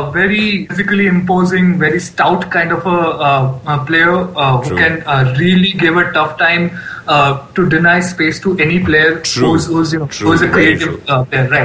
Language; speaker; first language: English; non-native, local second language; Bangla